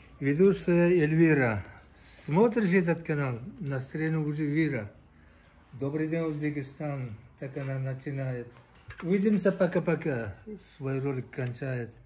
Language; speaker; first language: Russian; non-native, local second language; Uzbek